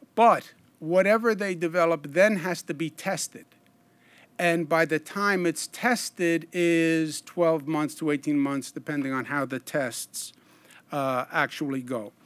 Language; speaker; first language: English; native; English